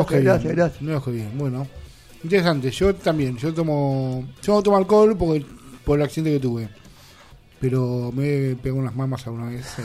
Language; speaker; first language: Spanish; native; Spanish